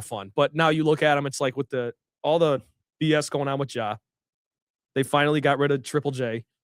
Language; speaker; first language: English; native; English